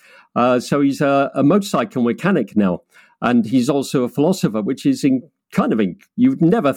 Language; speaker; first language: English; native; English